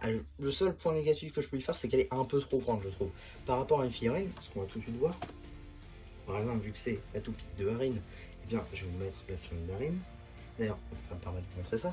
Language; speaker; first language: French; native; French